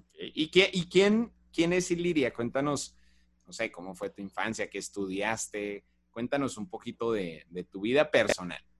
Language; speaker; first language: Spanish; native; Spanish